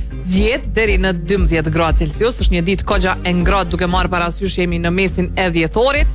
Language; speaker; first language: Albanian; native; Albanian